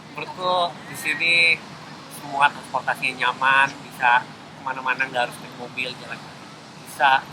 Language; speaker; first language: Indonesian; native; Indonesian